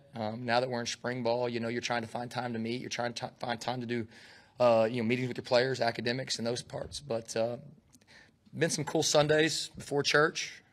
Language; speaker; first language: English; native; English